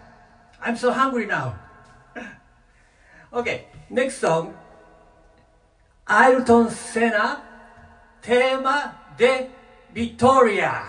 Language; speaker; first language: English; non-native, learner; Japanese